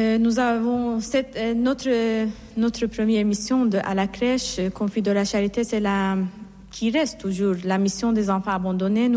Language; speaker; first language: French; non-native, fluent; Persian